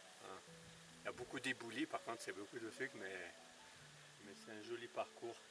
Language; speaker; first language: French; native; French